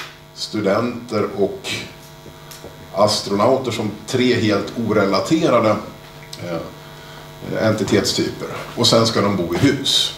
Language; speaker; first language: Swedish; native; Swedish